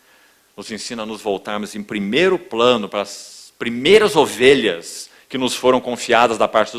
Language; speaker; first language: Portuguese; native; Portuguese